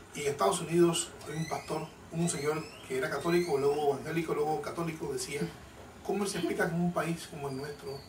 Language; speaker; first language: Spanish; native; Spanish